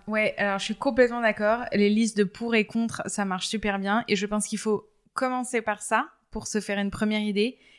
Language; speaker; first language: French; native; French